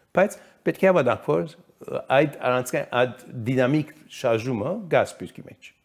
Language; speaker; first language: Armenian; early bilingual, heritage; Armenian